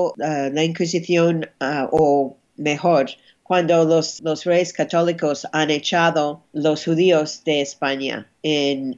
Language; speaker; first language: Spanish; non-native, fluent; English